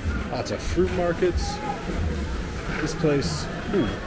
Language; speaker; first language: English; native; English